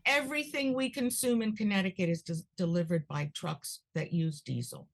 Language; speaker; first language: English; early bilingual, other home language; Spanish